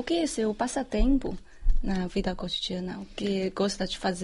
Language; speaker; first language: Portuguese; non-native, fluent; Chinese